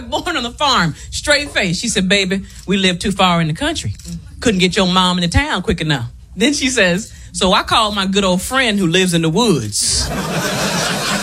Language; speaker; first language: English; native; English